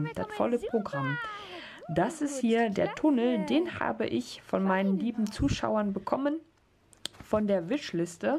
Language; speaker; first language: German; native; German